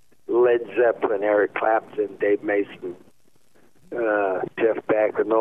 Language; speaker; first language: English; native; English